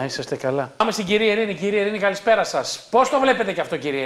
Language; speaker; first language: Greek; native; Greek